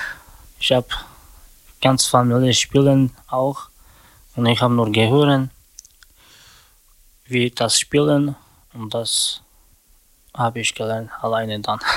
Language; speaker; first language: German; non-native, learner; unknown